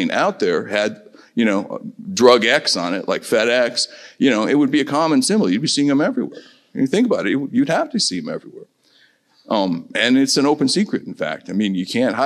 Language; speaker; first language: English; native; English